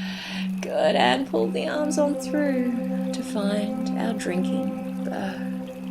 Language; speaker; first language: English; native; English